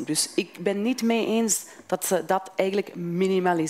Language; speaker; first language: Dutch; non-native, fluent; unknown